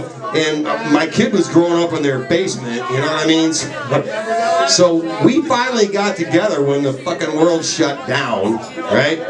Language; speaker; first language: English; native; English